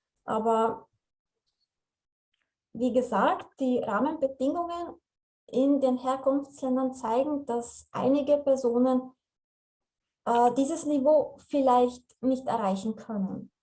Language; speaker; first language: German; non-native, fluent; Slovenian